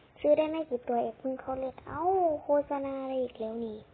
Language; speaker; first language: Thai; native; Thai